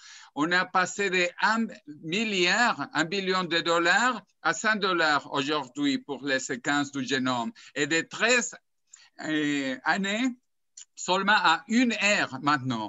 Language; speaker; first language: French; non-native, fluent; Spanish